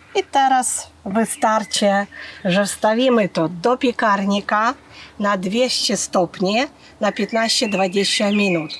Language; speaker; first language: Polish; non-native, fluent; Ukrainian